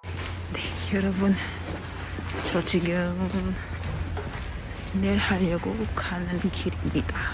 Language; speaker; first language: Korean; non-native, fluent; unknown